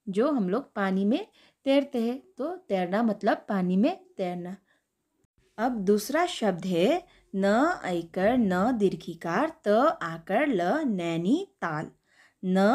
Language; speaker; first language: Hindi; native; Hindi